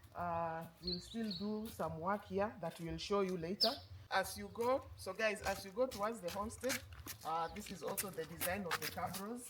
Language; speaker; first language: English; non-native, local second language; Swahili